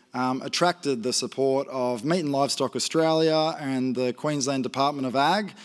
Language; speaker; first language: English; native; English